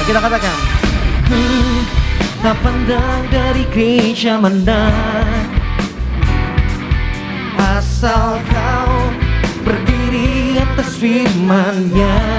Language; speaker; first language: Indonesian; native; Indonesian